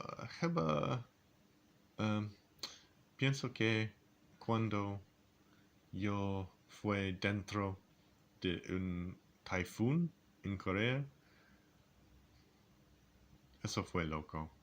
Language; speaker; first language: Spanish; non-native, learner; English